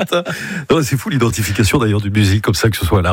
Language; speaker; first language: French; native; French